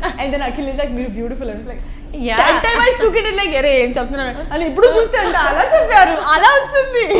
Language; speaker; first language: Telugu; non-native, learner; Gujarati